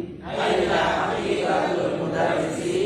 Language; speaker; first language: Arabic; non-native, learner; Indonesian